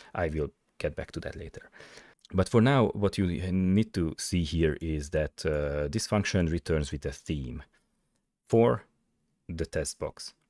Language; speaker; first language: English; non-native, fluent; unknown